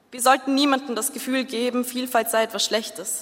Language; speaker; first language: German; early bilingual, other home language; Zaza